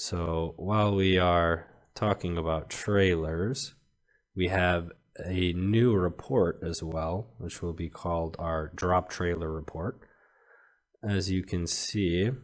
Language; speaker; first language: English; native; English